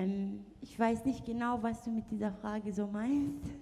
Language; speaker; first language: German; non-native, fluent; Arabic